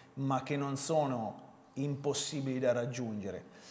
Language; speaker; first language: Italian; native; Italian